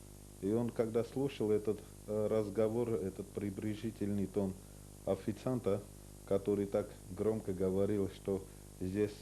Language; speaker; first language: Russian; non-native, local second language; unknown